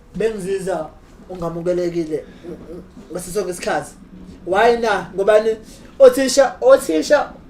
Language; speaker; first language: Zulu; native; Zulu